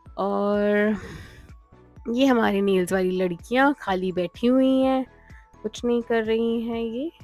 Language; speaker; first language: Hindi; native; Hindi